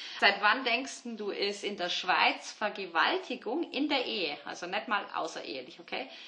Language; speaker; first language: German; early bilingual, other home language; Turkish